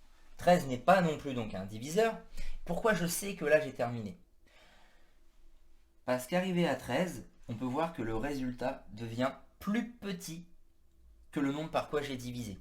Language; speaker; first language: French; native; French